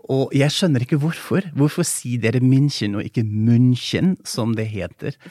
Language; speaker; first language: Norwegian; non-native, fluent; German